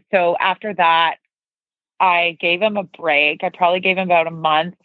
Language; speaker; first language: English; native; English